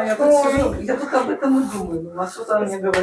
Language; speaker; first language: Russian; native; Russian